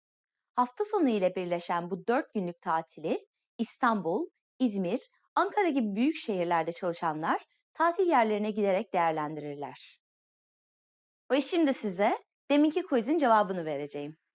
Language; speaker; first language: Turkish; native; Turkish